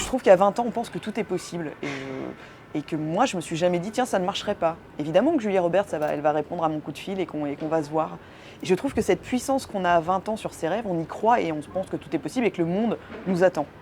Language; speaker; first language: French; native; French